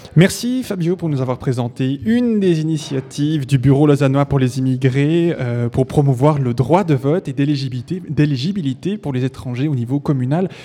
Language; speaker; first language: French; native; French